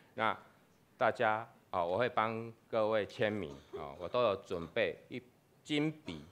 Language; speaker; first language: Chinese; native; Chinese